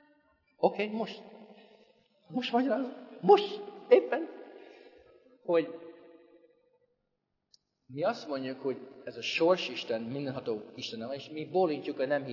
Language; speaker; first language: Hungarian; non-native, fluent; English